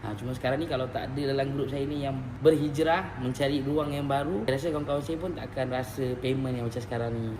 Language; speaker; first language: Malay; native; Malay